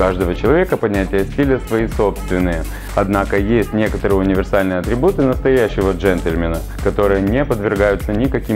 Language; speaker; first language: Russian; native; Russian